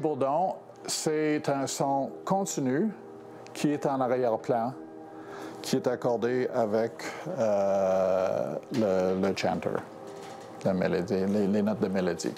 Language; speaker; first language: French; non-native, local second language; English